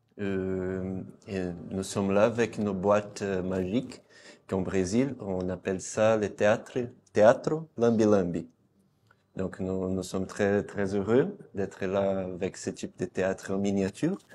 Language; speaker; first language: French; non-native, fluent; Portuguese